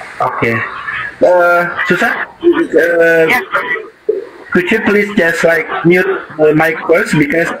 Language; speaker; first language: English; non-native, learner; Indonesian